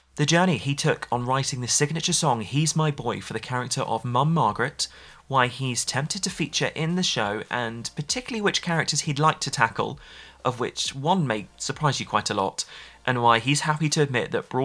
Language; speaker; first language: English; native; English